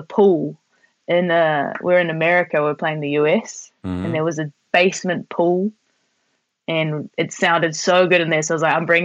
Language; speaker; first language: English; native; English